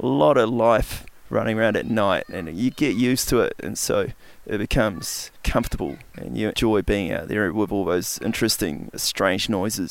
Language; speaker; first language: English; native; English